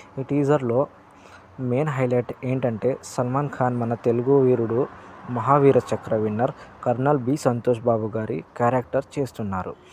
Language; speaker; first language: Telugu; non-native, learner; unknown